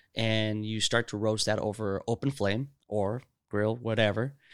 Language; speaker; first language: English; native; English